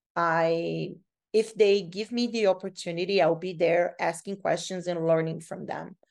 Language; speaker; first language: English; non-native, fluent; Portuguese